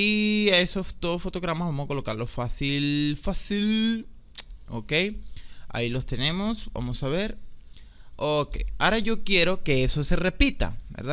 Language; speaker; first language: Spanish; native; Spanish